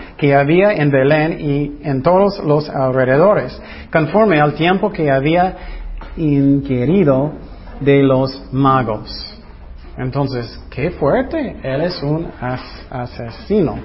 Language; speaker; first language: Spanish; non-native, fluent; English